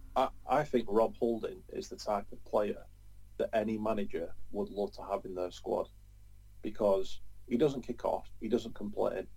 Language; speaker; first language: English; native; English